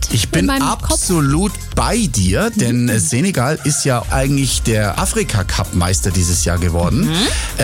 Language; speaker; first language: German; native; German